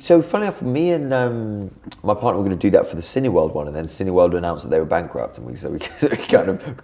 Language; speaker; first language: English; native; English